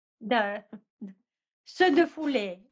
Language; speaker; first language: French; non-native, fluent; Russian